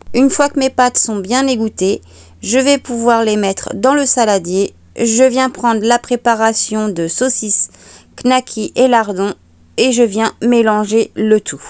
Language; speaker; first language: French; native; French